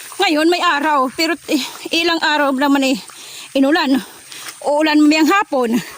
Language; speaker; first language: Filipino; non-native, local second language; Waray